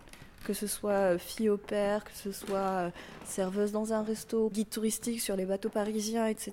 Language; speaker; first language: French; non-native, local second language; Arabic